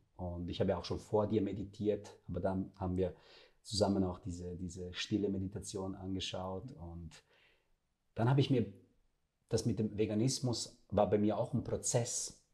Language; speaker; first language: German; non-native, fluent; Serbian